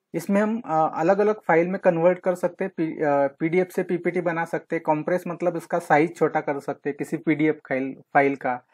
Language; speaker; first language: Hindi; non-native, local second language; Marathi